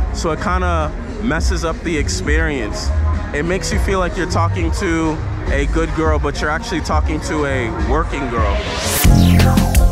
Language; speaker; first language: English; native; English